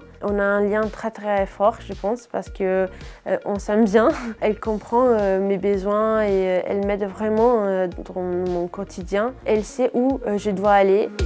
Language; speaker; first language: French; non-native, fluent; Italian